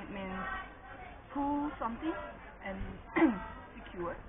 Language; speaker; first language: English; non-native, learner; Korean